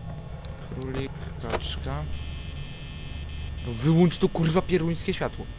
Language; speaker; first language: Polish; native; Polish